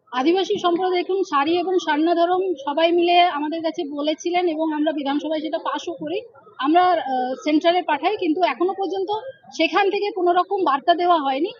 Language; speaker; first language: Bangla; non-native, local second language; Santali